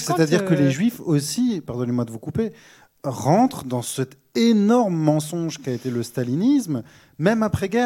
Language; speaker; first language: French; native; French